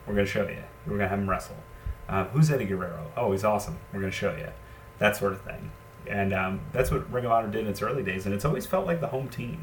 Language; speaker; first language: English; native; English